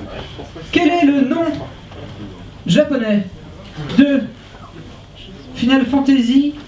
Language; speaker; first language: French; native; French